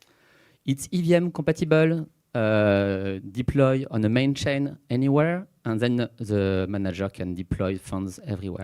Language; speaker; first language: English; non-native, fluent; French